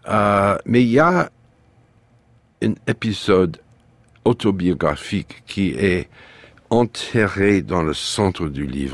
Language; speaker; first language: French; non-native, fluent; English